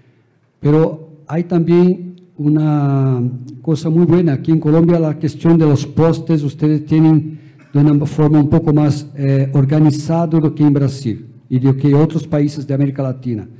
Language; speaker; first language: Spanish; non-native, fluent; Portuguese